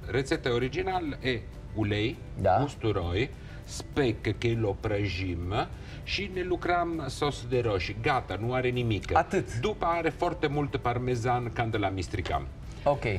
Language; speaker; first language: Romanian; non-native, fluent; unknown